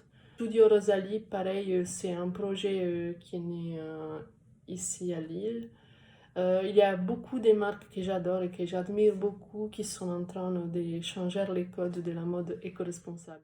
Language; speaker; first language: French; non-native, fluent; Italian